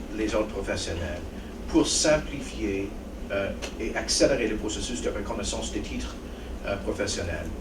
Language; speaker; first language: French; non-native, local second language; English